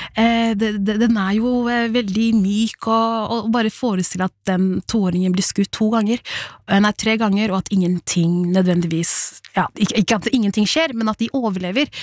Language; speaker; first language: Norwegian; early bilingual, other home language; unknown